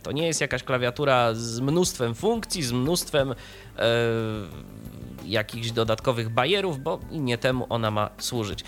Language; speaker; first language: Polish; native; Polish